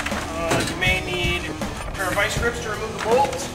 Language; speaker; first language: English; native; English